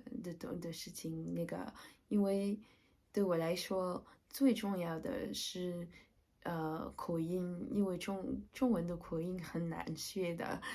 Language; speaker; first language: Chinese; non-native, learner; French